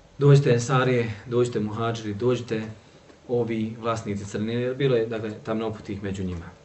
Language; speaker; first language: Bosnian; native; Bosnian